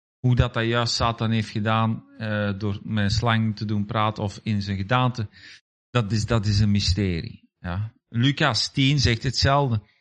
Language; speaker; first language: Dutch; native; Dutch